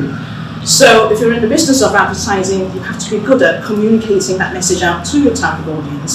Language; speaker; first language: English; native; English